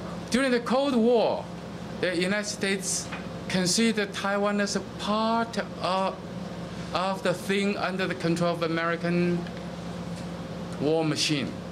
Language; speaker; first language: English; non-native, fluent; Chinese